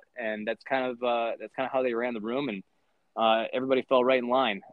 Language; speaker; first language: English; native; English